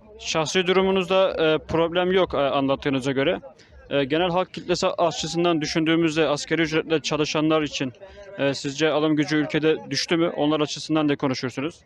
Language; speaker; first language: Turkish; native; Turkish